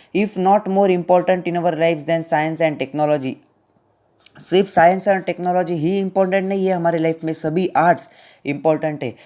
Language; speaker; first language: Hindi; non-native, local second language; Marathi